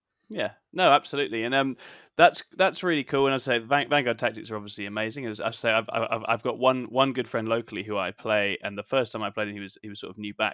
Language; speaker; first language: English; native; English